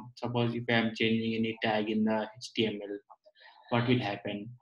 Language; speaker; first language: English; non-native, local second language; Telugu